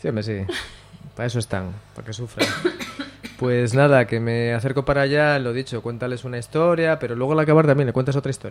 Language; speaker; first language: Spanish; native; Spanish